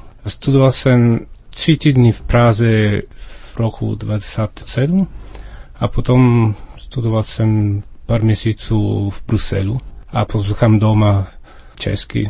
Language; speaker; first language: Czech; non-native, learner; Italian